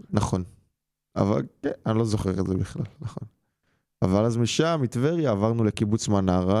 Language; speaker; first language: Hebrew; early bilingual, other home language; English